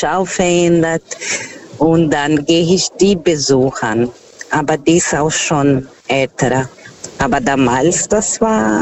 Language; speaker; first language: German; non-native, fluent; Portuguese